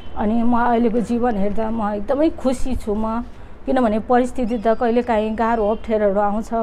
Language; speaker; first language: Nepali; native; Nepali